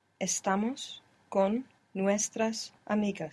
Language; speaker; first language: Spanish; non-native, learner; English